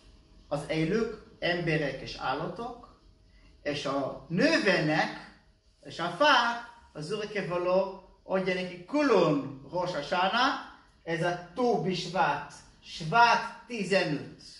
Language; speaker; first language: Hungarian; non-native, learner; Hebrew